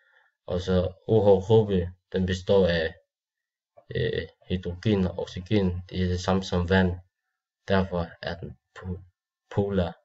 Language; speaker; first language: Danish; non-native, learner; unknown